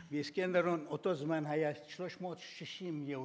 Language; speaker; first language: Hebrew; non-native, fluent; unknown